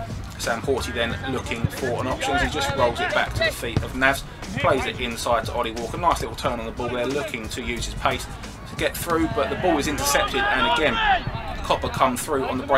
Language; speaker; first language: English; native; English